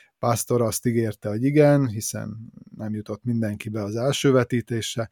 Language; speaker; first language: Hungarian; native; Hungarian